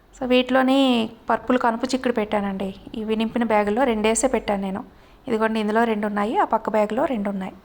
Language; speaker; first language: Telugu; native; Telugu